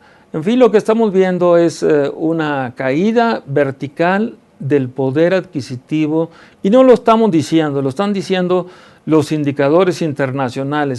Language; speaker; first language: Spanish; native; Spanish